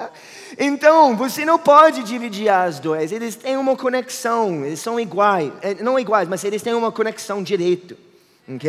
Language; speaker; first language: Portuguese; non-native, fluent; English